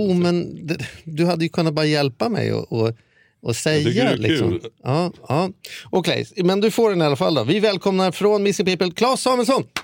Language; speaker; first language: Swedish; native; Swedish